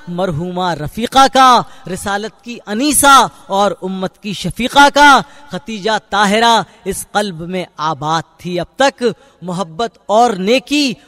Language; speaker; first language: Urdu; native; Urdu